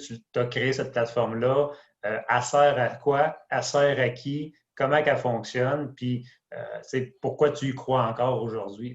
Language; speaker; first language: French; native; French